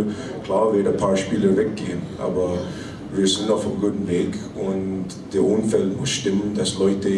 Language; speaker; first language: German; non-native, fluent; English